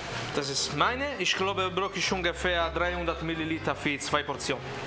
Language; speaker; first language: German; non-native, learner; Italian